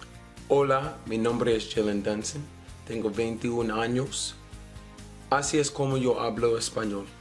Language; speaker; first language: Spanish; non-native, learner; English